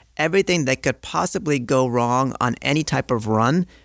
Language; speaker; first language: English; native; English